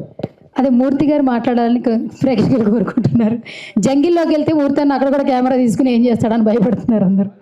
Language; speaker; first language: Telugu; native; Telugu